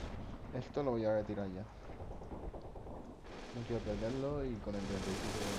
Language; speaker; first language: Spanish; native; Spanish